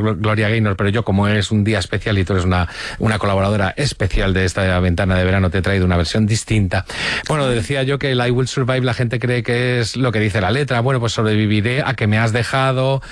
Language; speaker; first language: Spanish; native; Spanish